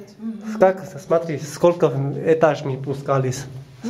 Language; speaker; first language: Russian; non-native, local second language; Armenian